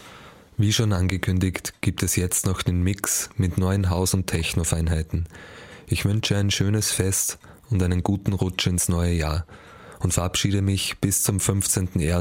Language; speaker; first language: German; native; German